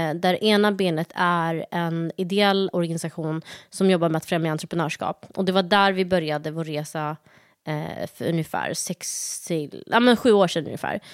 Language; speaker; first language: Swedish; early bilingual, other home language; Somali